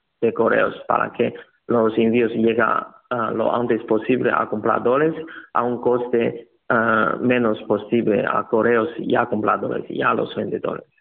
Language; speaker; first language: Spanish; non-native, learner; Chinese